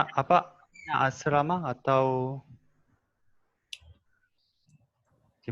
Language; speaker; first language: Indonesian; non-native, learner; Korean